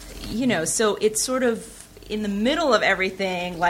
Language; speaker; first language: English; native; English